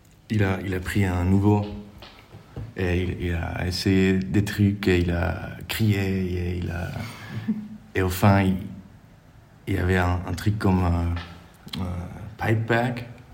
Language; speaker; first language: French; non-native, learner; German